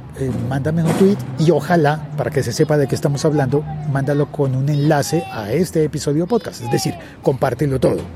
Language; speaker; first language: Spanish; native; Spanish